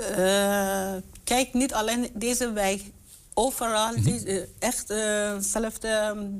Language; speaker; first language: Dutch; non-native, learner; Persian